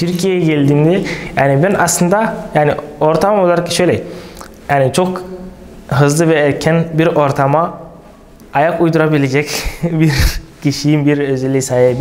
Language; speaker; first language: Turkish; non-native, fluent; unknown